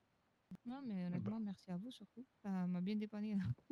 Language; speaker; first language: French; native; French